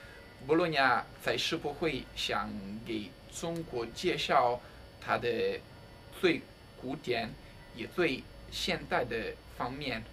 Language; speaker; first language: Chinese; non-native, fluent; Italian